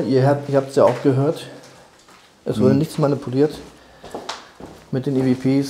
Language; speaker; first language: German; native; German